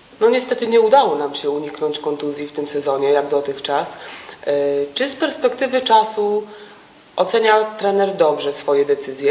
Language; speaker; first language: Polish; native; Polish